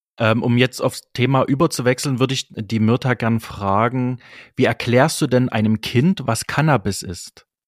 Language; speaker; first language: German; native; German